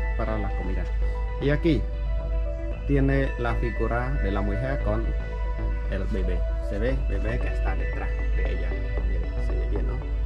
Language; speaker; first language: Spanish; non-native, fluent; Khmer